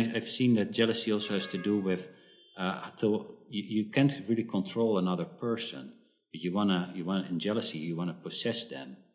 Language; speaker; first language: English; early bilingual, other home language; Dutch